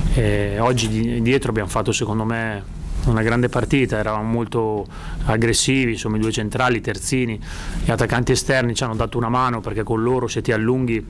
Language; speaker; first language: Italian; native; Italian